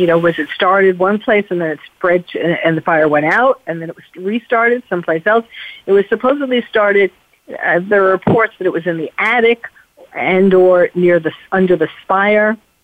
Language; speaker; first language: English; native; English